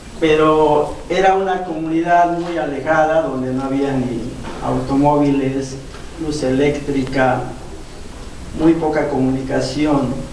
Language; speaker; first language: Spanish; non-native, local second language; Nahuatl languages